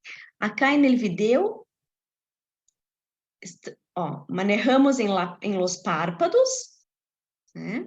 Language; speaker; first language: Spanish; non-native, fluent; Portuguese